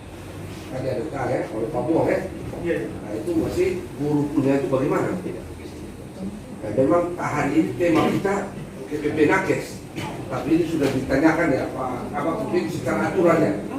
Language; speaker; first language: Indonesian; native; Indonesian